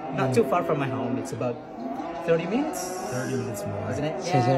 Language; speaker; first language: English; non-native, fluent; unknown